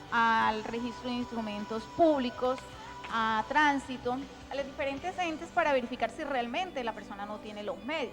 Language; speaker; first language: Spanish; native; Spanish